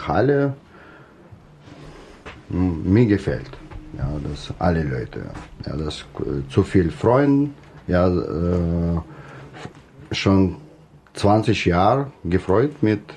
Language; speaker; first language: German; non-native, learner; Russian